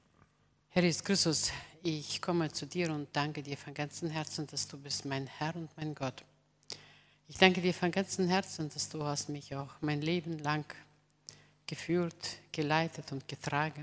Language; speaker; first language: German; non-native, fluent; Russian